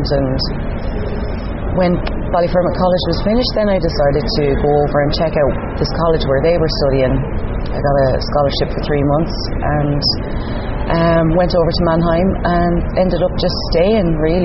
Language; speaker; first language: English; native; English